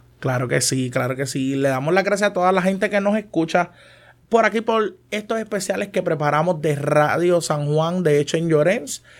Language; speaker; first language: Spanish; native; Spanish